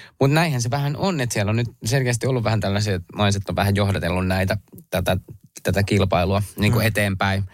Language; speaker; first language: Finnish; native; Finnish